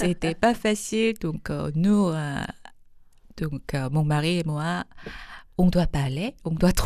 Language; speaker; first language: French; non-native, fluent; Korean